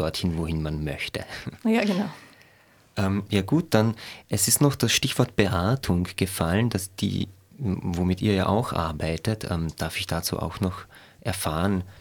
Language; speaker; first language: German; native; German